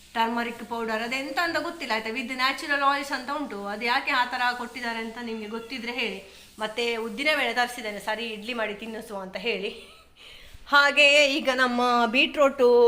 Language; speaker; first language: Kannada; native; Kannada